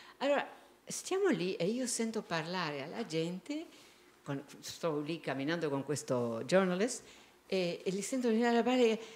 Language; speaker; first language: Italian; non-native, fluent; Spanish